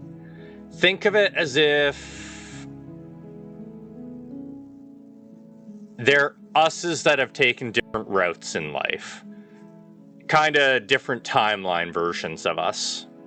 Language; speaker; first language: English; native; English